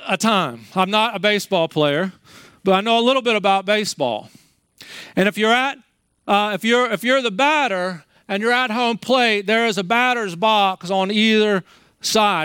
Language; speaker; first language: English; native; English